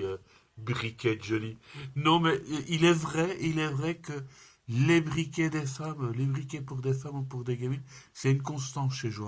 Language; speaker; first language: French; native; French